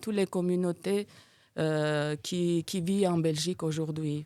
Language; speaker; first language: French; non-native, fluent; Armenian